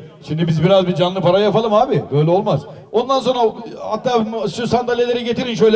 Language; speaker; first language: Turkish; native; Turkish